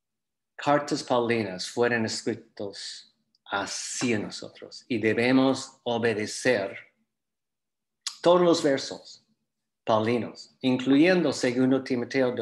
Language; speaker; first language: Spanish; non-native, fluent; English